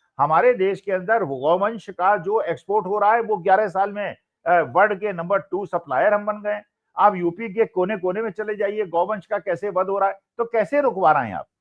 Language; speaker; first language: Hindi; native; Hindi